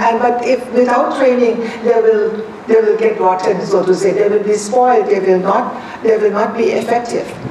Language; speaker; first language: English; non-native, fluent; Thai